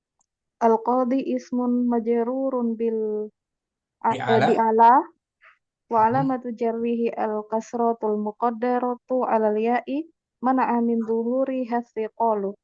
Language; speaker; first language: Arabic; non-native, learner; Indonesian